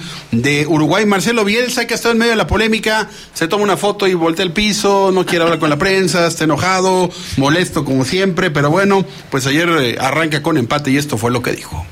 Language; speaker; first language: Spanish; native; Spanish